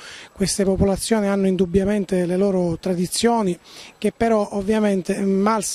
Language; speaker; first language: Italian; native; Italian